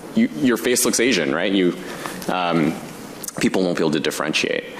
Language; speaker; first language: English; native; English